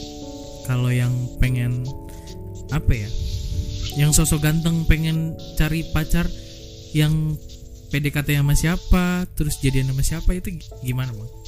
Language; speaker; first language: Indonesian; native; Indonesian